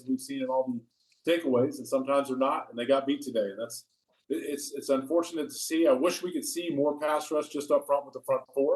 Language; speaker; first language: English; native; English